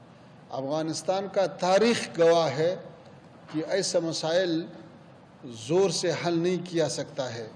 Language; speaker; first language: Hindi; non-native, fluent; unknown